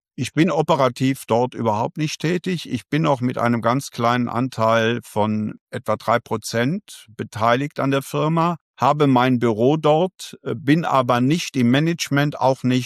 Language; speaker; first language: German; native; German